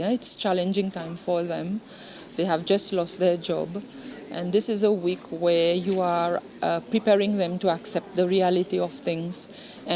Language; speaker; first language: English; non-native, local second language; Seselwa Creole French